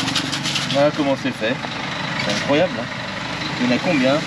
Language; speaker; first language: French; native; French